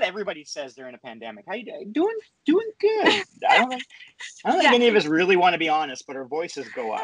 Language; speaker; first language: English; native; English